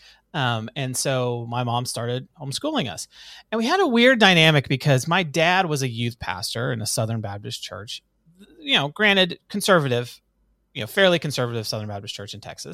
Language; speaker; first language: English; native; English